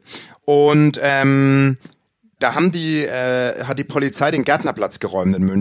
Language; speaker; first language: German; native; German